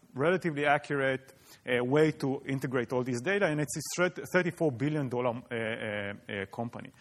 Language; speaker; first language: English; non-native, fluent; Hebrew